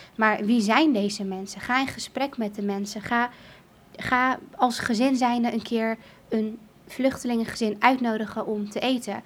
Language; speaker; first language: Dutch; early bilingual, other home language; Kurdish